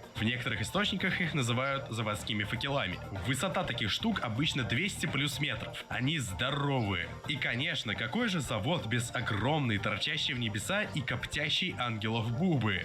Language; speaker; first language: Russian; native; Russian